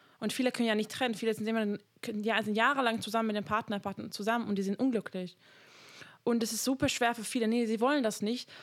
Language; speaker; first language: German; non-native, fluent; Hungarian